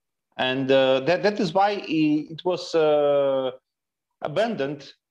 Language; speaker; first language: English; non-native, fluent; Ukrainian